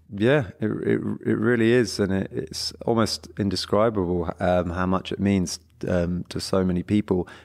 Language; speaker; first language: English; early bilingual, other home language; Portuguese